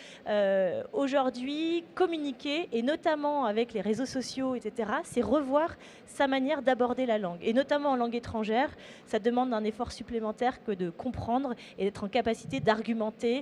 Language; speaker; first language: French; native; French